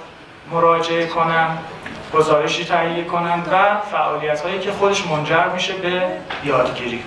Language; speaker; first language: Persian; native; Persian